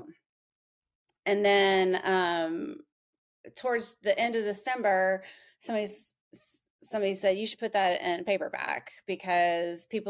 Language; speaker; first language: English; native; English